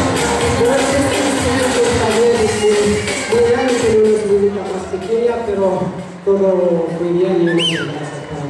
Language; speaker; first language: Spanish; non-native, learner; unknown